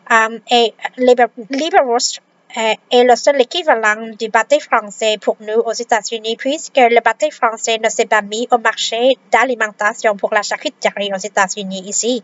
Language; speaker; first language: French; non-native, fluent; Vietnamese